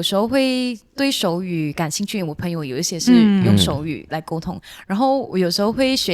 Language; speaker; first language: Chinese; non-native, local second language; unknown